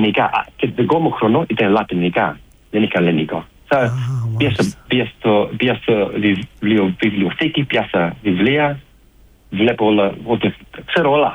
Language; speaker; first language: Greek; early bilingual, heritage; English